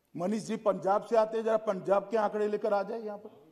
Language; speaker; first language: Hindi; non-native, local second language; Gujarati